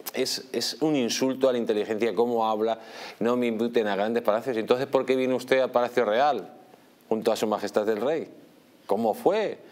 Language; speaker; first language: Spanish; native; Spanish